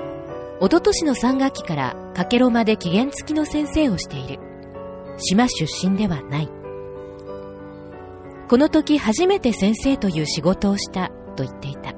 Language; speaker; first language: Japanese; native; Japanese